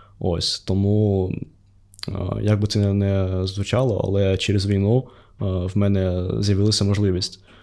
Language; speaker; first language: Ukrainian; non-native, local second language; Russian